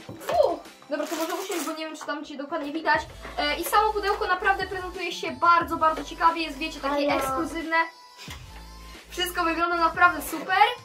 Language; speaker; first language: Polish; native; Polish